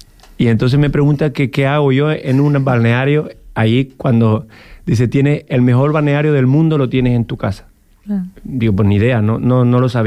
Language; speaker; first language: Spanish; native; Spanish